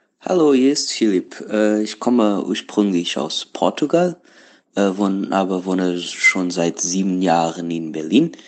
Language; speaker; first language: German; non-native, learner; Portuguese